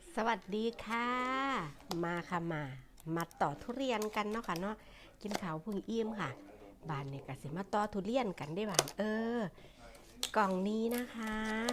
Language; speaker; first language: Thai; native; Thai